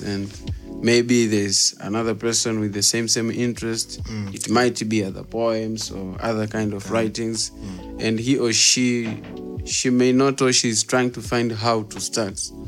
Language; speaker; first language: English; non-native, local second language; Swahili